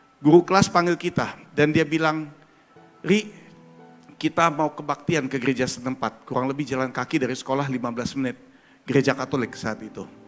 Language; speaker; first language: Indonesian; early bilingual, heritage; German